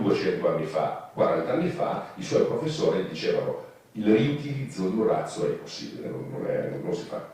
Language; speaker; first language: Italian; native; Italian